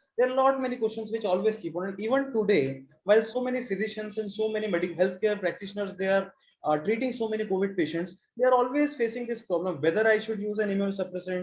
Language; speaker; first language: English; non-native, local second language; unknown